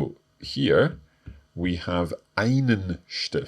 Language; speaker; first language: German; non-native, fluent; English